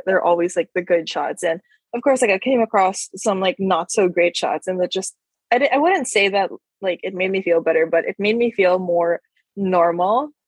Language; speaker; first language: English; non-native, local second language; Filipino